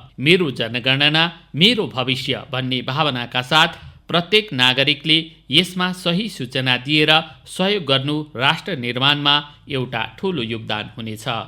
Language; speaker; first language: Nepali; native; Nepali